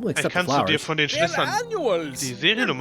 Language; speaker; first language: German; native; German